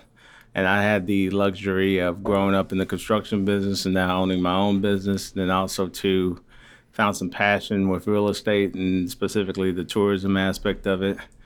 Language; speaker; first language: English; early bilingual, other home language; Haitian Creole